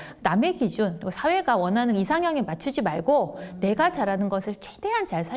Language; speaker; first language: Korean; native; Korean